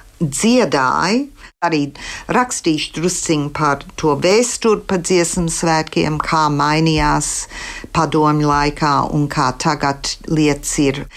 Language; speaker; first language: Latvian; early bilingual, heritage; Latvian